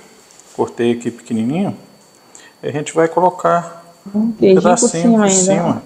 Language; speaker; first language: Portuguese; native; Portuguese